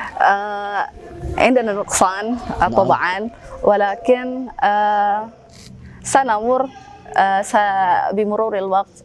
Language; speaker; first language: Arabic; non-native, fluent; Indonesian